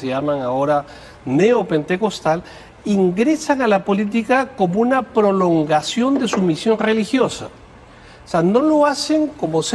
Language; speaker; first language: Spanish; native; Spanish